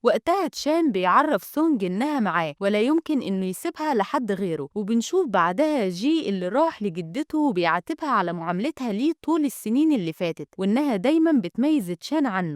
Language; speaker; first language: Arabic; native; Arabic